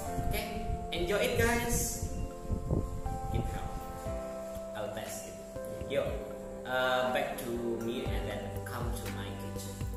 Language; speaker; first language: English; non-native, learner; Indonesian